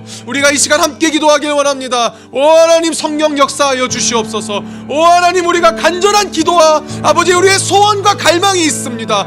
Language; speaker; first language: Korean; native; Korean